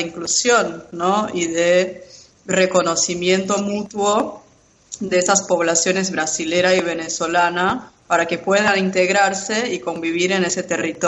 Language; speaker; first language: Spanish; non-native, fluent; Portuguese